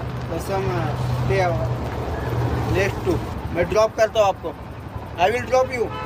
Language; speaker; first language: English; non-native, learner; Hindi